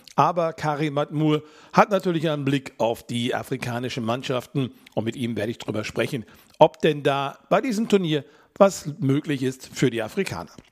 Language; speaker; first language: German; native; German